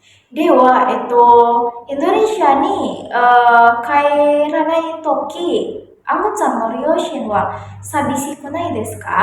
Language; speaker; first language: Japanese; non-native, learner; Indonesian